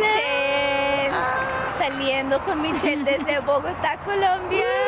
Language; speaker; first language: Spanish; early bilingual, heritage; Spanish